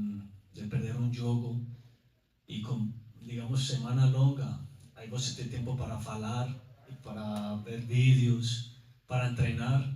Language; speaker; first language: Portuguese; non-native, learner; Spanish